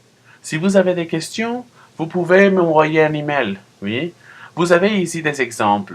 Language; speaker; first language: French; non-native, fluent; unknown